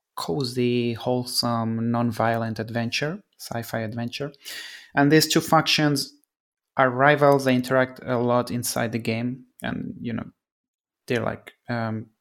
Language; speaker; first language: English; non-native, fluent; Spanish